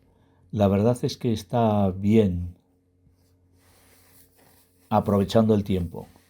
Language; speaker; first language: Spanish; non-native, learner; Berber languages